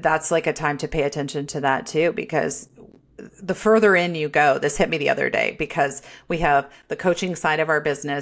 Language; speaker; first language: English; native; English